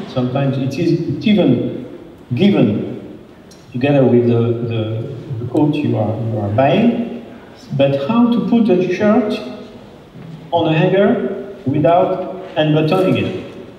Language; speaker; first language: English; non-native, fluent; French